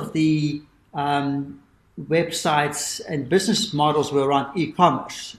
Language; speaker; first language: English; native; English